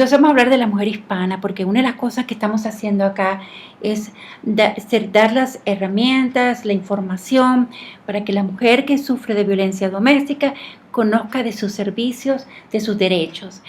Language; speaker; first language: Spanish; native; Spanish